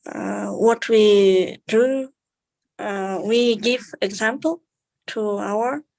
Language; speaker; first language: English; non-native, learner; Kazakh